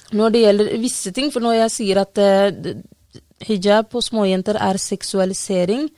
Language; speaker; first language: Norwegian; non-native, fluent; Somali